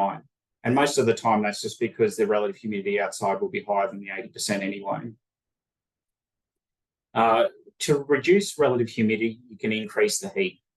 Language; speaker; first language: English; native; English